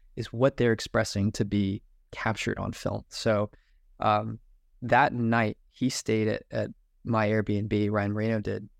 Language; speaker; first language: English; native; English